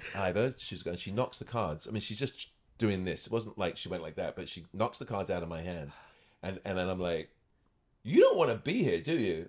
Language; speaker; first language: English; native; English